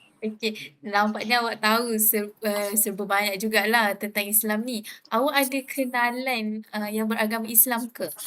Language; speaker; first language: Malay; native; Malay